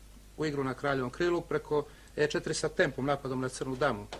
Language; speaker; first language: Bosnian; native; Bosnian